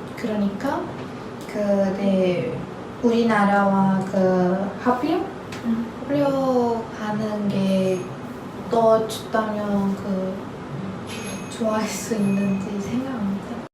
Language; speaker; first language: Korean; non-native, learner; Turkish